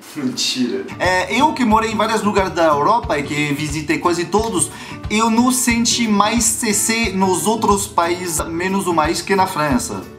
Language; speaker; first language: Portuguese; non-native, fluent; French